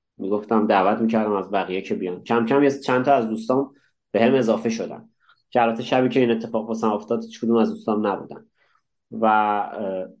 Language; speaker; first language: Persian; native; Persian